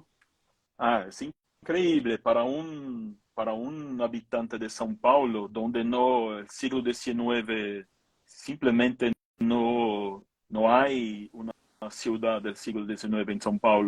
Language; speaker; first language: Spanish; non-native, fluent; Portuguese